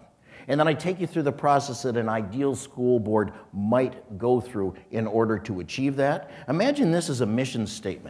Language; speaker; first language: English; native; English